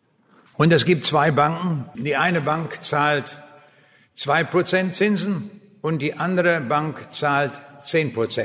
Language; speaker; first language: German; native; German